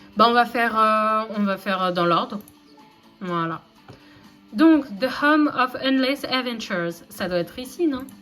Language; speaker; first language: French; native; French